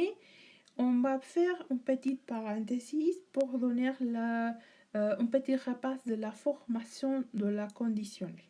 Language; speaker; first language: French; non-native, learner; Spanish